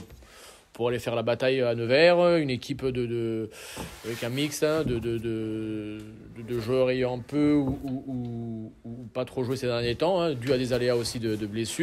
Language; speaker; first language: French; native; French